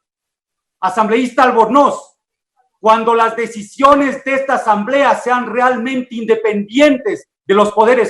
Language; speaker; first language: Spanish; native; Spanish